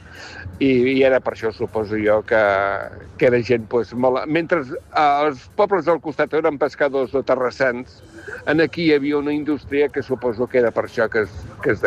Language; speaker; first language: Catalan; native; Catalan